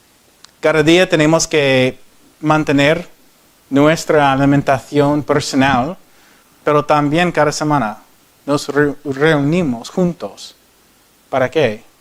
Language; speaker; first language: Spanish; non-native, learner; English